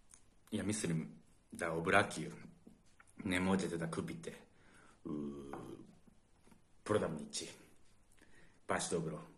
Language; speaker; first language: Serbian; non-native, learner; Japanese